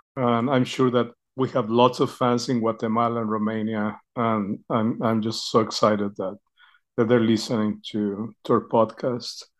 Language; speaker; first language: English; non-native, fluent; Spanish